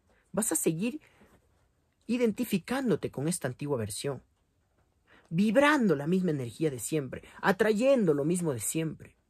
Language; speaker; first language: Spanish; native; Spanish